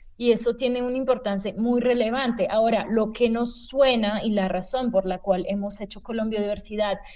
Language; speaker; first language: Spanish; non-native, fluent; French